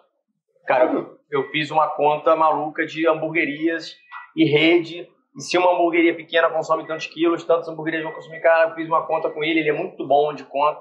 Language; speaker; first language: Portuguese; native; Portuguese